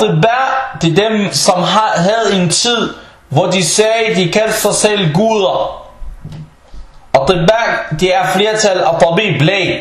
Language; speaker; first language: Danish; early bilingual, other home language; Arabic